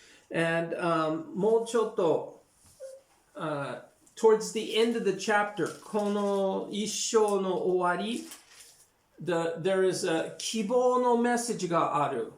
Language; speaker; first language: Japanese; non-native, learner; English